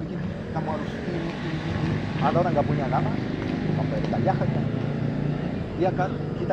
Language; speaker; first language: Indonesian; non-native, fluent; Spanish